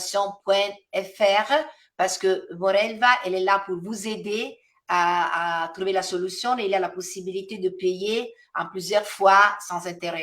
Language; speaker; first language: French; non-native, fluent; Italian